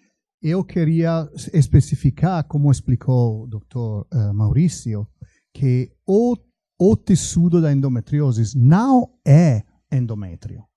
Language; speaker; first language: Portuguese; non-native, fluent; Italian